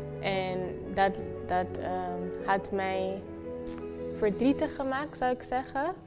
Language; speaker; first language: Dutch; non-native, local second language; Papiamento